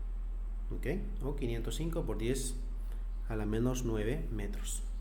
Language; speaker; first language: Spanish; native; Spanish